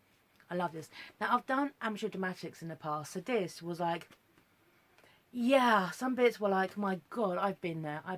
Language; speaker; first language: English; native; English